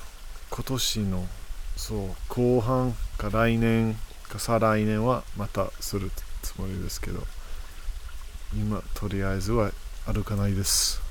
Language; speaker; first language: Japanese; non-native, fluent; English